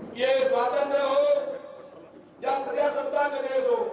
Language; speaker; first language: Hindi; non-native, local second language; Lambadi